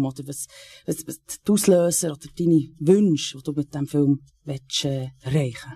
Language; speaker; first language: German; native; German